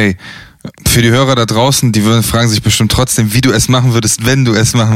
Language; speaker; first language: German; native; German